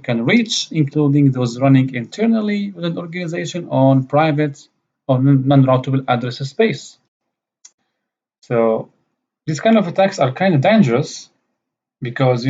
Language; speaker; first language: English; non-native, fluent; Arabic